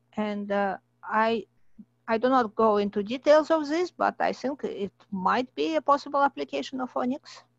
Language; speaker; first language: English; non-native, fluent; Russian